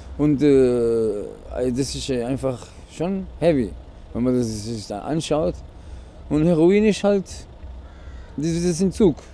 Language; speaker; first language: German; non-native, fluent; Portuguese